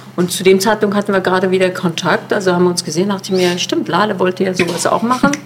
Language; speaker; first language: German; early bilingual, other home language; Turkish